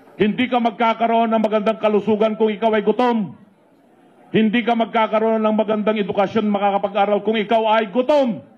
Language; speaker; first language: Filipino; non-native, local second language; Iloko